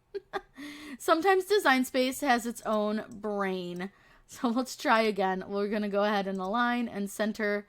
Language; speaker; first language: English; native; English